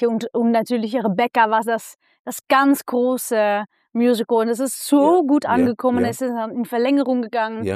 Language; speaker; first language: German; non-native, fluent; Dutch